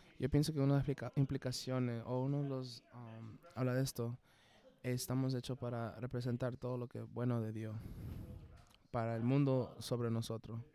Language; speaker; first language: Spanish; non-native, fluent; English